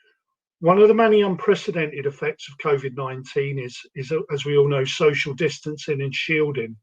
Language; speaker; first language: English; native; English